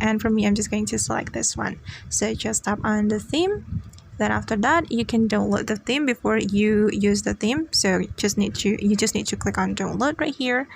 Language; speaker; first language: English; non-native, fluent; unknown